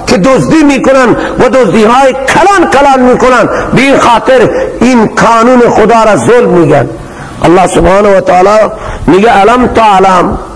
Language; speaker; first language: Persian; non-native, local second language; Baluchi